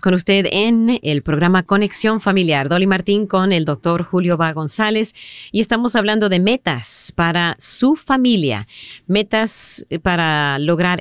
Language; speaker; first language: Spanish; early bilingual, heritage; Spanish